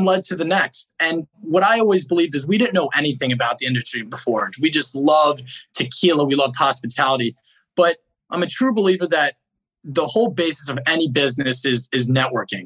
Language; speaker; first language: English; native; English